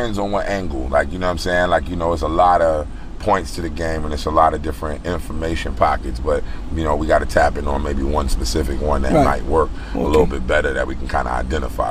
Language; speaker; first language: English; native; English